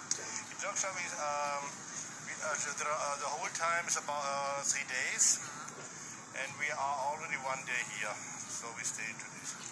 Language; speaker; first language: English; non-native, learner; German